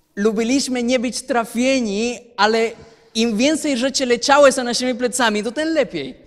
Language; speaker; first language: Polish; non-native, fluent; Spanish